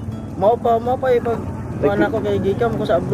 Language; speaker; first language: Filipino; non-native, local second language; Masbatenyo